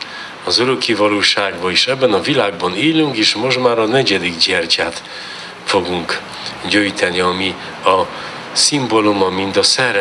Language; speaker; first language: Hungarian; non-native, learner; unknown